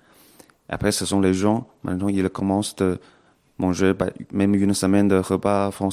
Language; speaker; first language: French; non-native, fluent; Chinese